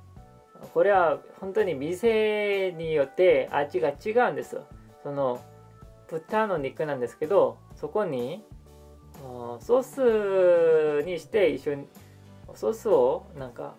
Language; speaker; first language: Japanese; non-native, fluent; Korean